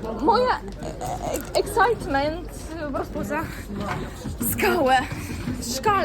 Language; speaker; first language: Polish; non-native, fluent; Ukrainian